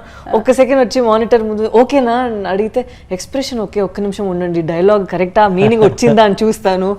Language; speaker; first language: Telugu; non-native, fluent; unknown